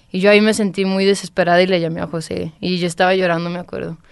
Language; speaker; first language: Spanish; early bilingual, heritage; Spanish